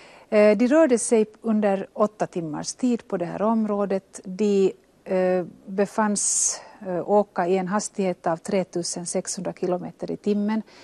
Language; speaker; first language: Swedish; native; Swedish